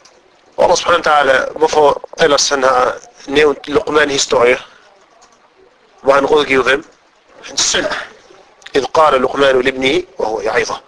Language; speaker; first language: Danish; non-native, fluent; Arabic